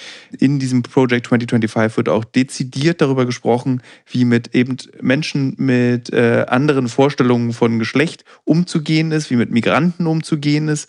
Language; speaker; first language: German; native; German